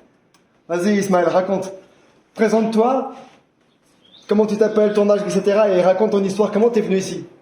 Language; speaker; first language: French; native; French